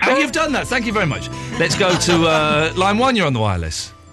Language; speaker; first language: English; native; English